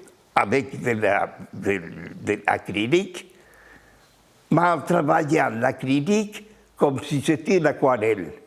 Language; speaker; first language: French; non-native, fluent; Spanish